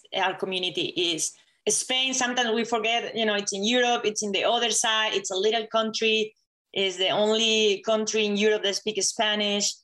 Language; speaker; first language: English; non-native, fluent; Spanish